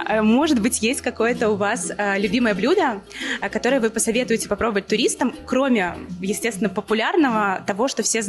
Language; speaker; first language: Russian; native; Russian